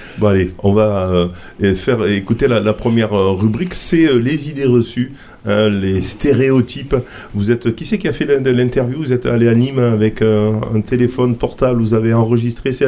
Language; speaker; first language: French; native; French